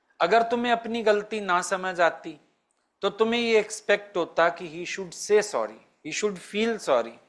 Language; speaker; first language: Hindi; native; Hindi